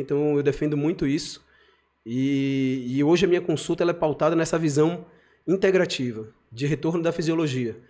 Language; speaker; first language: Portuguese; native; Portuguese